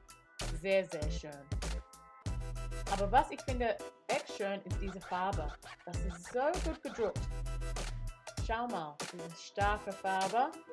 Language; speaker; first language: German; non-native, fluent; English